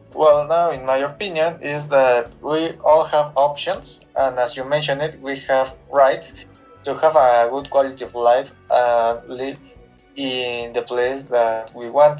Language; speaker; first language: English; non-native, learner; Spanish